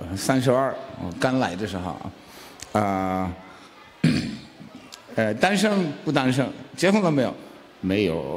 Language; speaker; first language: Chinese; non-native, fluent; English